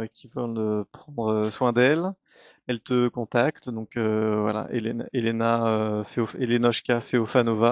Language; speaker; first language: French; native; French